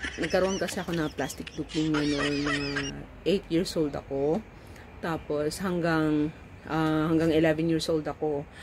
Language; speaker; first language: Filipino; non-native, local second language; Cebuano